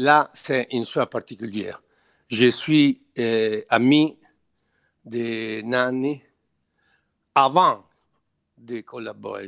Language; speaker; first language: French; non-native, fluent; Italian